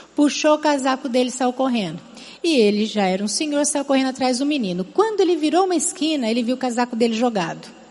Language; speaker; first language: Portuguese; native; Portuguese